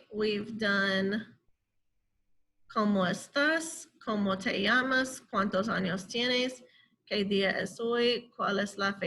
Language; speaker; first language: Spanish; non-native, fluent; English